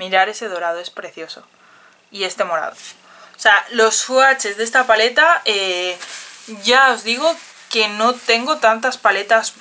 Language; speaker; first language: Spanish; native; Spanish